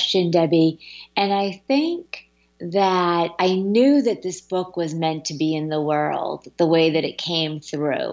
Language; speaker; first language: English; native; English